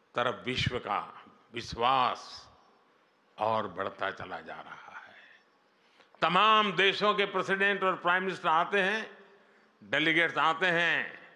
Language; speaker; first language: Hindi; non-native, local second language; Gujarati